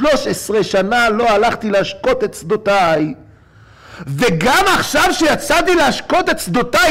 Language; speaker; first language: Hebrew; native; Hebrew